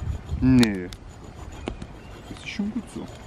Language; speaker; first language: German; native; German